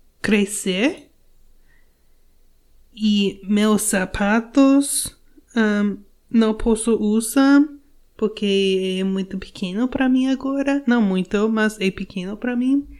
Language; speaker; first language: Portuguese; non-native, learner; English